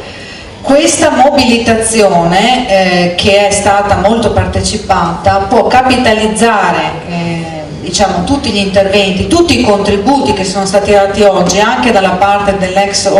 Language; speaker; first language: Italian; native; Italian